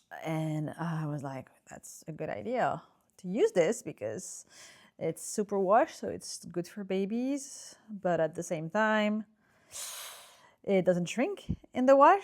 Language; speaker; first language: English; non-native, fluent; French